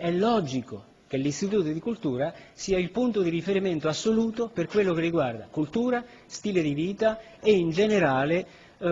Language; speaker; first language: Italian; native; Italian